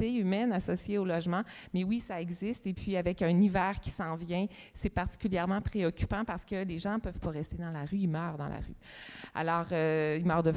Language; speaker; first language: French; native; French